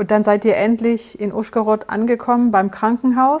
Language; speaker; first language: German; native; German